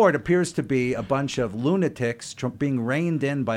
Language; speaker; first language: English; native; English